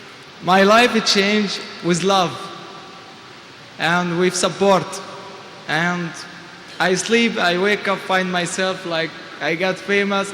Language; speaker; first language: English; non-native, fluent; Arabic